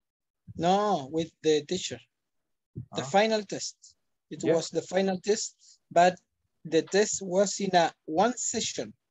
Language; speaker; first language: English; non-native, learner; Spanish